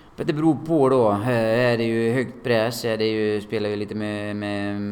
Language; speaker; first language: Swedish; non-native, fluent; Bosnian